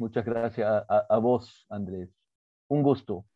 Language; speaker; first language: Spanish; early bilingual, other home language; German